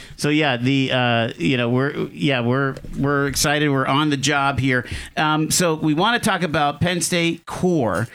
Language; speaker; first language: English; native; English